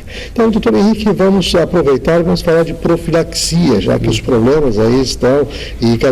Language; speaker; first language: Portuguese; native; Portuguese